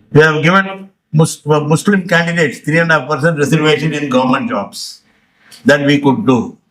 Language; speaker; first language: English; non-native, local second language; Tamil